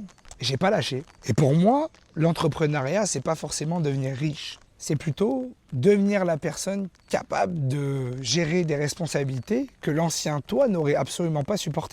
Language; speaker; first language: French; native; French